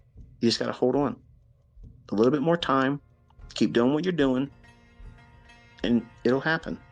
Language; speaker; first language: English; native; English